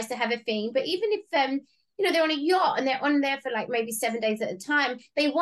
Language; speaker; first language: English; native; English